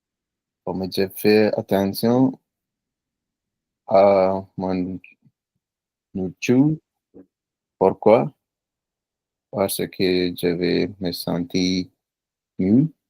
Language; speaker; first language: French; non-native, learner; Punjabi